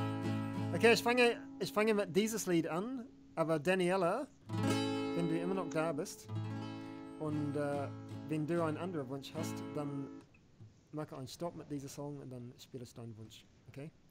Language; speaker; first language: German; non-native, learner; English